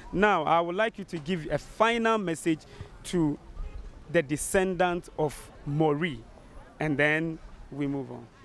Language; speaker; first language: English; non-native, local second language; Akan